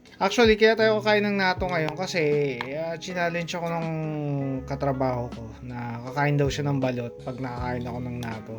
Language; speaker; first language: Filipino; native; Filipino